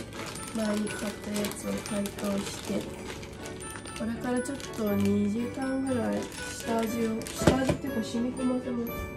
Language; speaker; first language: Japanese; native; Japanese